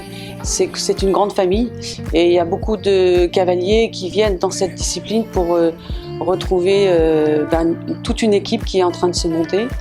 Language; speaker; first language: French; native; French